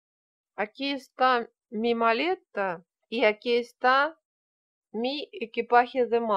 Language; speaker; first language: Spanish; non-native, learner; Russian